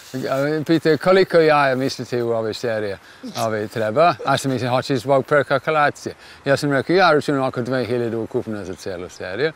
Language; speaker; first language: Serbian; non-native, fluent; English